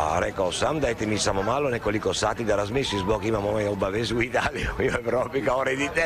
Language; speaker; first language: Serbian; non-native, learner; Italian